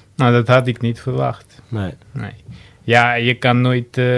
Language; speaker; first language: Dutch; non-native, fluent; Armenian